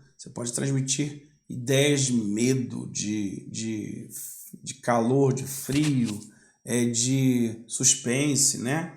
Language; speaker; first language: Portuguese; native; Portuguese